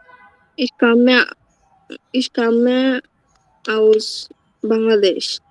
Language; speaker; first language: German; non-native, learner; Bangla